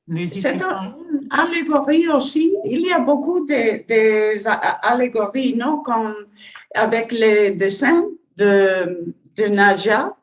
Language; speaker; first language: French; non-native, learner; Spanish